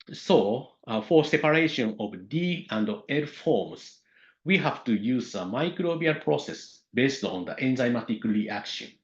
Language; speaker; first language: English; non-native, fluent; Japanese